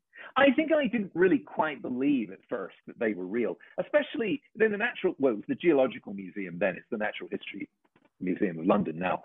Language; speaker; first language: English; native; English